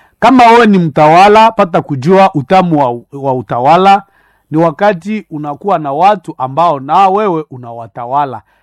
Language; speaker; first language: Swahili; non-native, local second language; Nande